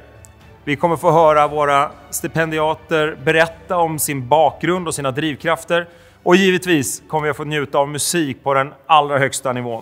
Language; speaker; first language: Swedish; native; Swedish